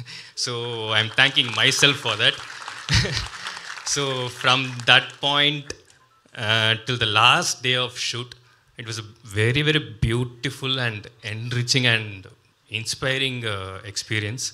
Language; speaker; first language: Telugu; non-native, learner; Tamil